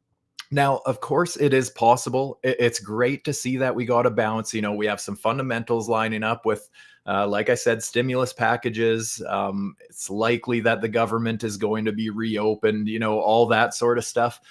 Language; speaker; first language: English; native; English